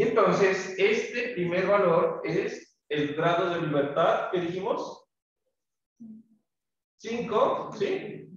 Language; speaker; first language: Spanish; native; Spanish